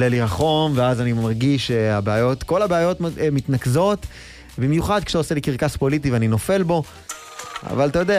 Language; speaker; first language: Hebrew; native; Hebrew